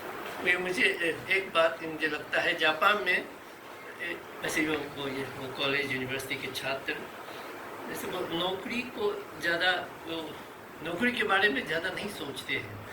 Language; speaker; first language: Hindi; non-native, fluent; Japanese